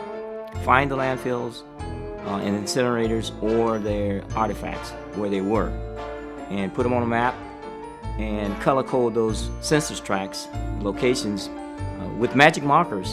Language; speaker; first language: English; native; English